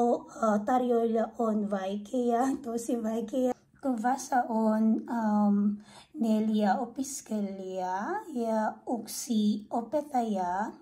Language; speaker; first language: Finnish; non-native, learner; Filipino